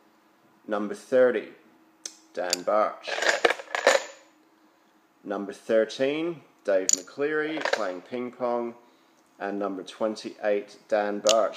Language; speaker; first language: English; native; English